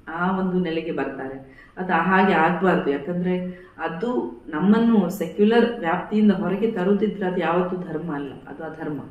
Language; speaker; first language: Kannada; non-native, local second language; Badaga